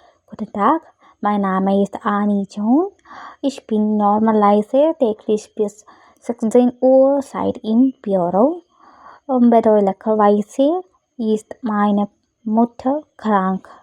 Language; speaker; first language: German; non-native, learner; Malayalam